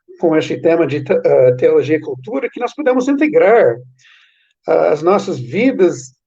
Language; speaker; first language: Portuguese; non-native, fluent; English